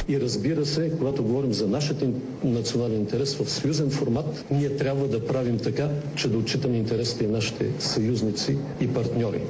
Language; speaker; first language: Bulgarian; native; Bulgarian